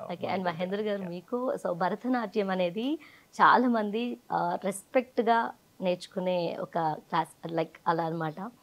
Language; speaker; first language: Telugu; native; Telugu